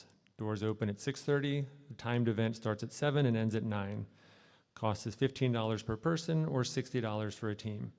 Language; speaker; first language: English; native; English